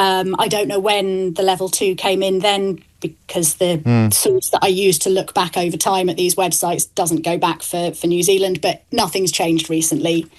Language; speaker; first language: English; native; English